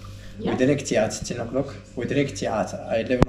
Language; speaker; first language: English; non-native, learner; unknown